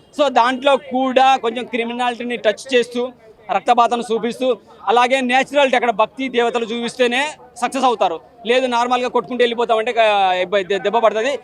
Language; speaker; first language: Telugu; native; Telugu